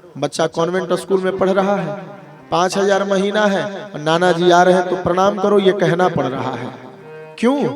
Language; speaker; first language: Hindi; native; Hindi